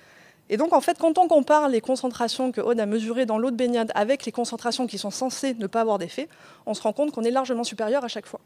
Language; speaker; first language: French; native; French